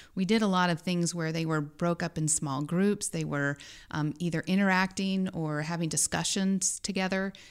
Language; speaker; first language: English; native; English